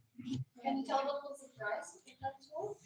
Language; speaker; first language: English; non-native, fluent; Ukrainian